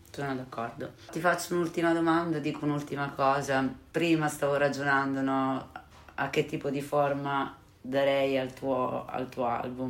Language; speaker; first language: Italian; native; Italian